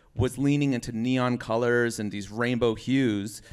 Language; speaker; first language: English; native; English